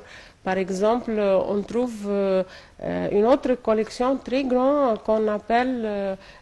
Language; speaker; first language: French; non-native, fluent; Arabic